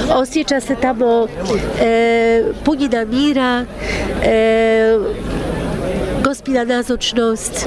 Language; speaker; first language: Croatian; non-native, learner; Polish